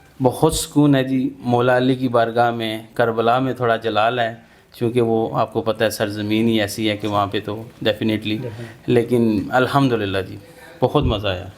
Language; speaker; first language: Urdu; non-native, local second language; Punjabi